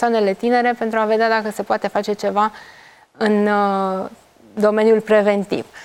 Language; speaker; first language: Romanian; native; Romanian